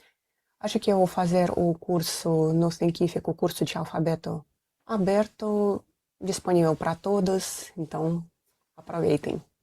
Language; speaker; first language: Portuguese; non-native, fluent; Russian